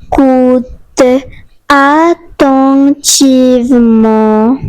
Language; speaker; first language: French; non-native, fluent; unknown